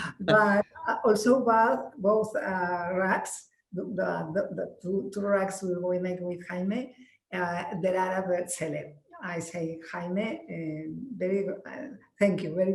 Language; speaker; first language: English; non-native, learner; Spanish